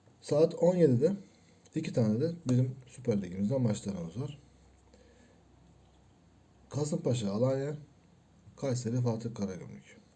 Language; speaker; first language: Turkish; native; Turkish